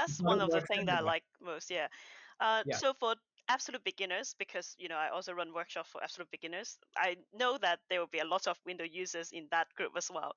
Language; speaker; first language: English; non-native, local second language; Cantonese